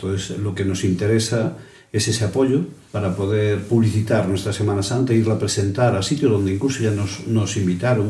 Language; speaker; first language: Spanish; native; Spanish